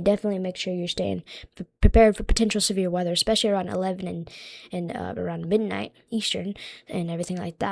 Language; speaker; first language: English; native; English